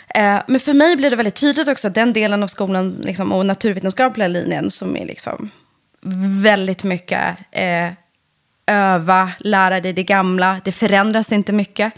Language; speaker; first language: Swedish; early bilingual, other home language; Persian